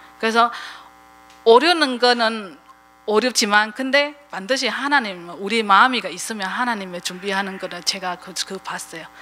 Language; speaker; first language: Korean; non-native, fluent; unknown